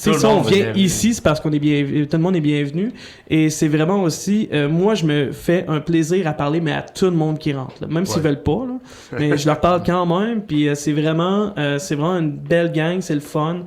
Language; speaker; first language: French; native; French